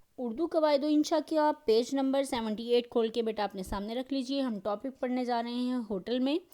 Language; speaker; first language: Urdu; native; Urdu